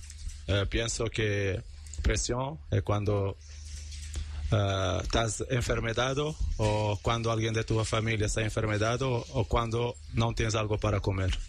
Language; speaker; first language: Spanish; non-native, learner; Portuguese